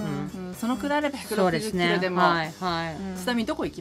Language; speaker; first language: Japanese; native; Japanese